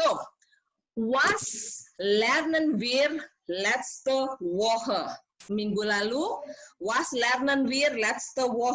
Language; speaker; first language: German; non-native, learner; Indonesian